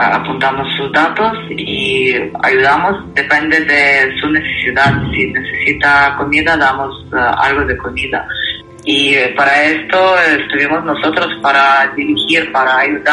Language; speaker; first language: Spanish; non-native, fluent; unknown